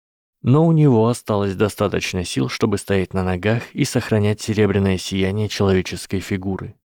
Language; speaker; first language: Russian; native; Russian